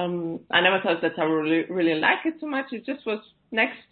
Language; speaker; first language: English; non-native, fluent; Russian